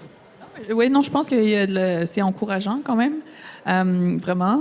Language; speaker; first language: French; native; French